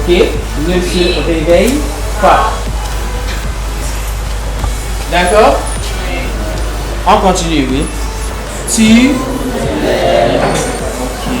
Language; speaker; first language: French; non-native, fluent; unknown